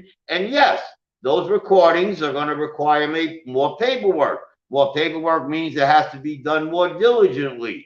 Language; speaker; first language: English; native; English